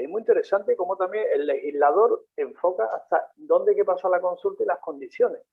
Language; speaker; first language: Spanish; native; Spanish